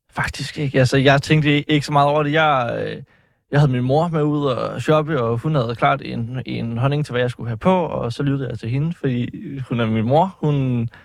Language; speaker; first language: Danish; native; Danish